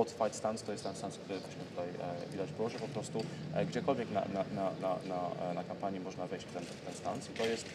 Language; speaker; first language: Polish; early bilingual, heritage; Polish